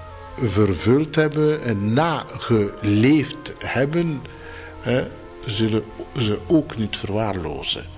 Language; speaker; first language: Dutch; non-native, fluent; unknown